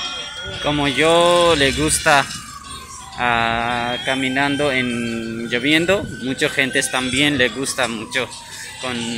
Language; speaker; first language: Spanish; non-native, learner; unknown